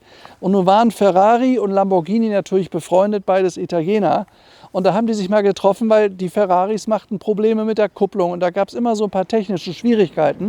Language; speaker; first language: German; native; German